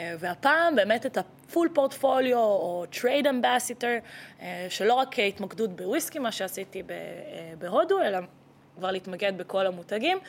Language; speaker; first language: Hebrew; early bilingual, other home language; Russian